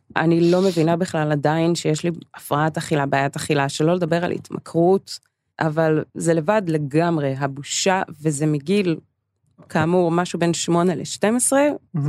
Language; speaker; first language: Hebrew; early bilingual, other home language; English